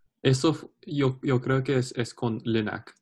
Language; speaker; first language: Spanish; non-native, learner; English